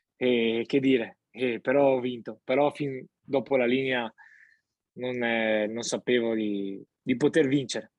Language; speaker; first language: Italian; native; Italian